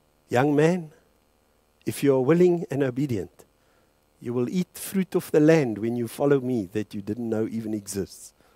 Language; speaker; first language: English; native; English